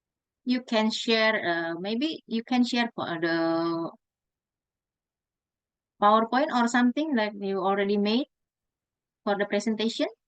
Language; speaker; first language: English; non-native, fluent; Indonesian